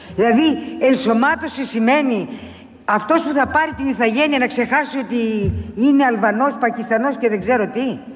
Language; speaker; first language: Greek; native; Greek